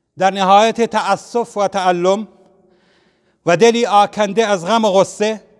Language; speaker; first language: Persian; non-native, local second language; Central Kurdish